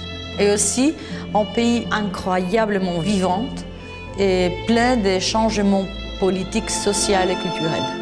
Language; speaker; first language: French; non-native, fluent; Spanish